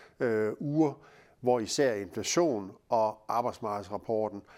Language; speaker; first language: Danish; native; Danish